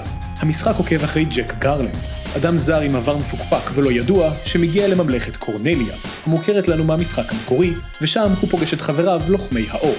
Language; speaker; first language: Hebrew; native; Hebrew